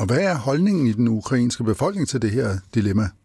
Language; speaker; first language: Danish; native; Danish